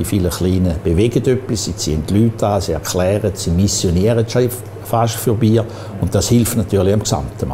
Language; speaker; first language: German; native; German